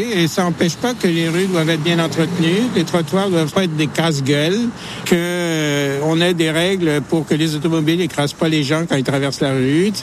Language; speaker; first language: French; native; French